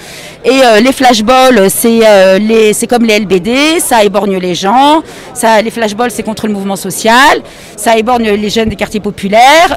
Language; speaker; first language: French; native; French